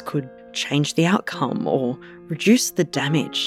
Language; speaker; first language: English; native; English